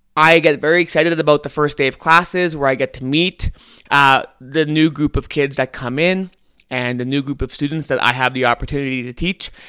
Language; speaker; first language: English; native; English